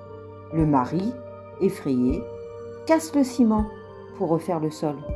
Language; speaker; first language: French; native; French